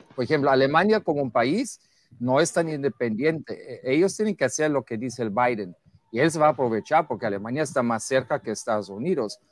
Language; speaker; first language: Spanish; non-native, fluent; German